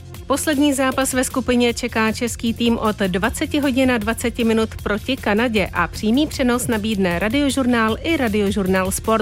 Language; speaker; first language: Czech; native; Czech